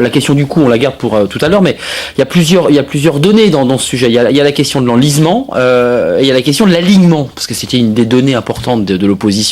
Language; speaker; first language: French; native; French